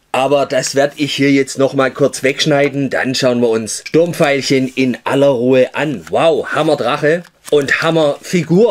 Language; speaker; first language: German; native; German